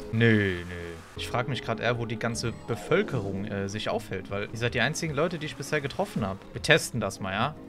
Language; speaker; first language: German; native; German